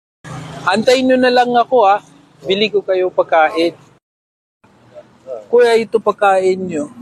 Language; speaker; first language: Filipino; non-native, learner; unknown